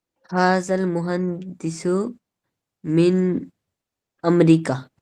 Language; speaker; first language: Arabic; non-native, learner; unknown